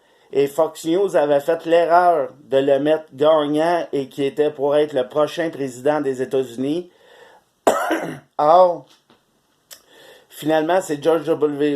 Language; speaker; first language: French; native; French